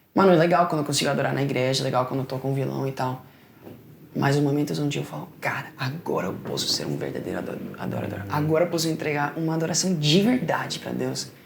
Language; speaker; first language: Portuguese; non-native, fluent; Spanish